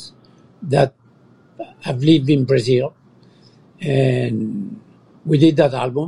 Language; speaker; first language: English; non-native, fluent; French